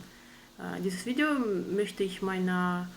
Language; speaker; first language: German; non-native, learner; Russian